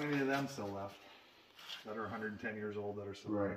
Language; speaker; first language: English; native; English